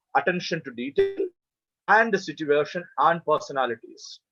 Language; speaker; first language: English; non-native, local second language; Malayalam